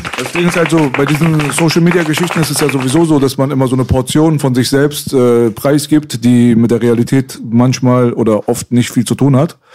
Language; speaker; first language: German; early bilingual, other home language; Persian